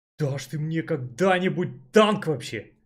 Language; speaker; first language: Russian; native; Russian